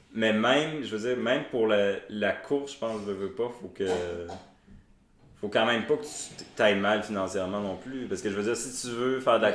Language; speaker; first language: French; native; French